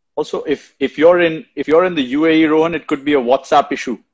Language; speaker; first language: English; non-native, local second language; Hindi